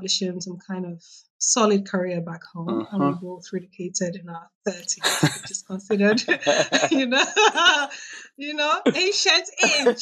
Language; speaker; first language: English; non-native, local second language; Yoruba